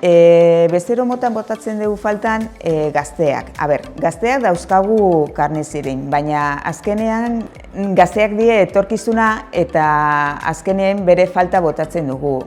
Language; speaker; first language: Basque; non-native, local second language; Spanish